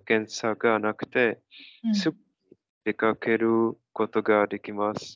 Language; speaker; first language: Japanese; non-native, learner; Czech